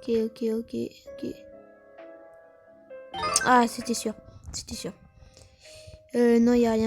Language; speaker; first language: French; native; French